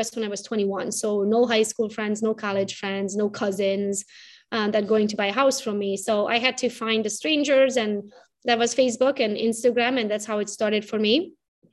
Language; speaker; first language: English; non-native, fluent; Romanian